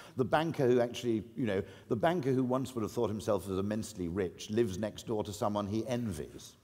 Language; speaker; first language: English; native; English